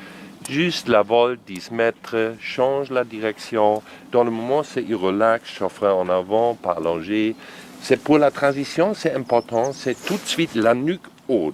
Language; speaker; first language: French; non-native, learner; German